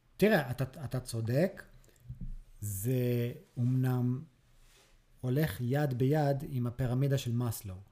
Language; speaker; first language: Hebrew; early bilingual, other home language; English